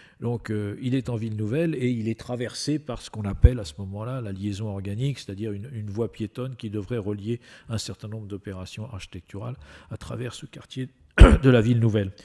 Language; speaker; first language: French; native; French